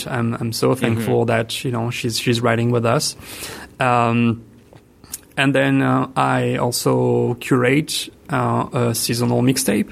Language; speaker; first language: English; non-native, fluent; French